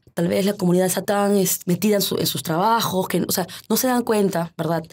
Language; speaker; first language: Spanish; early bilingual, heritage; Spanish